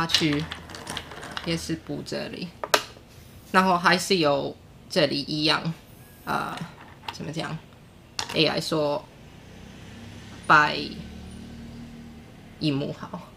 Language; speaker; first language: Chinese; non-native, learner; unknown